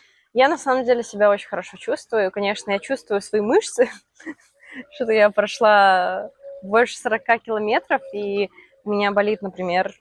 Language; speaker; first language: Russian; native; Russian